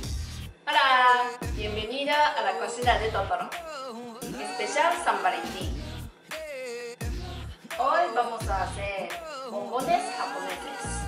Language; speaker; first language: Spanish; non-native, learner; Japanese